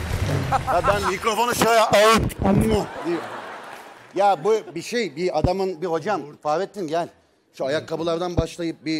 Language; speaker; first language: Turkish; native; Turkish